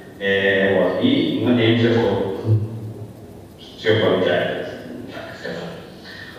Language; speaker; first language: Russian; non-native, learner; Italian